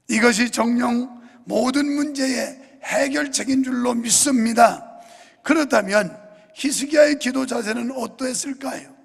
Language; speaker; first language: Korean; native; Korean